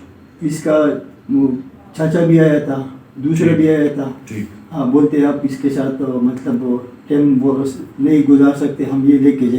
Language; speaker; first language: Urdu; non-native, local second language; Pashto